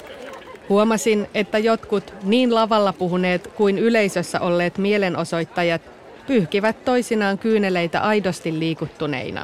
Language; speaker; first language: Finnish; native; Finnish